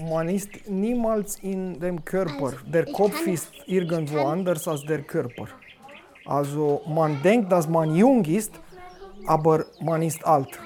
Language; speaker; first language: German; non-native, fluent; Romanian